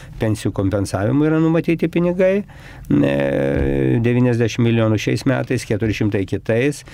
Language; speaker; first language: Lithuanian; native; Lithuanian